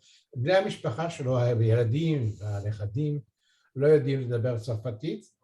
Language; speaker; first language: Hebrew; early bilingual, other home language; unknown